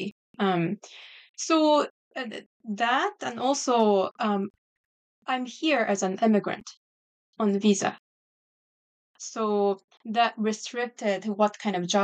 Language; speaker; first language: English; non-native, fluent; Japanese